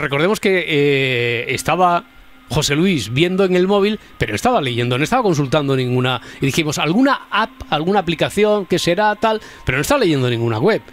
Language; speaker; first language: Spanish; native; Spanish